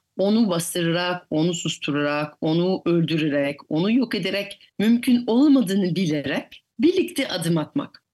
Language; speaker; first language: Turkish; non-native, fluent; French